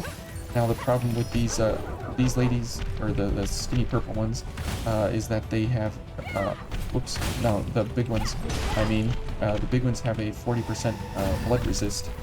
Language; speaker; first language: English; native; English